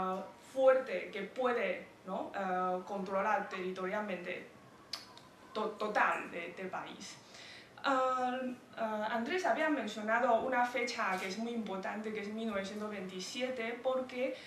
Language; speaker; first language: Spanish; non-native, fluent; Chinese